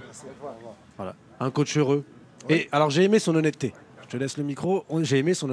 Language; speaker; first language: French; native; French